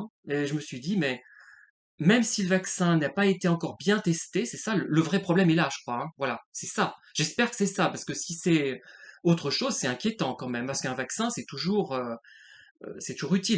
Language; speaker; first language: French; native; French